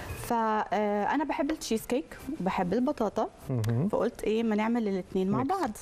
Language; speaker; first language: Arabic; early bilingual, heritage; English